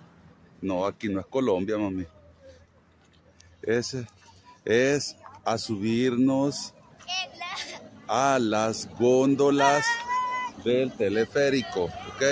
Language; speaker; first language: Spanish; native; Spanish